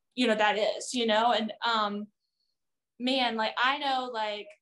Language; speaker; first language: English; native; English